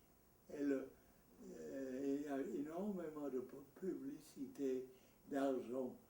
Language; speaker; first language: French; non-native, fluent; English